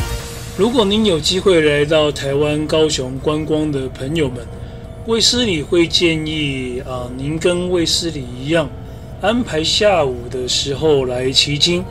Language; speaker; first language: Chinese; native; Chinese